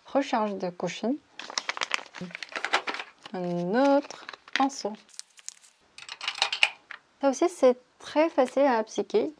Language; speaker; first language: French; non-native, fluent; Korean